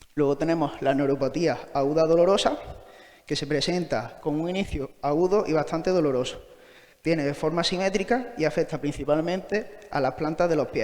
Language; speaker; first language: Spanish; native; Spanish